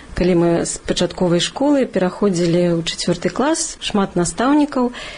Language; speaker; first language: Belarusian; non-native, local second language; Russian